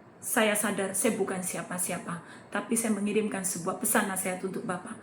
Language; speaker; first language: Indonesian; native; Indonesian